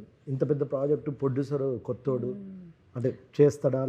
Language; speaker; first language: Telugu; native; Telugu